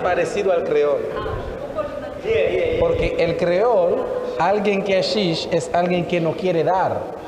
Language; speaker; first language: Spanish; non-native, fluent; Haitian Creole